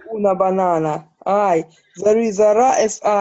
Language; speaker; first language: Spanish; non-native, learner; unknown